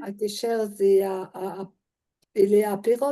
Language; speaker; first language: Hebrew; non-native, learner; French